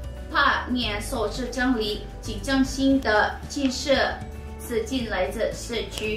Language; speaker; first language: Chinese; non-native, learner; Indonesian